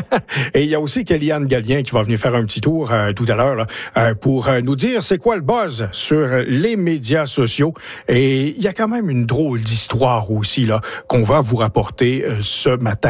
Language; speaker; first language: French; native; French